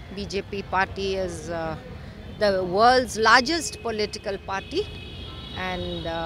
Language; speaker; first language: Hindi; non-native, local second language; Assamese